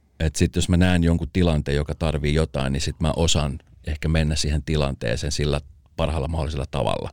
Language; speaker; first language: Finnish; early bilingual, other home language; Spanish